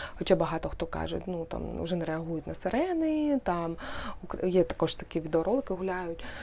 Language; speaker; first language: Ukrainian; non-native, local second language; Russian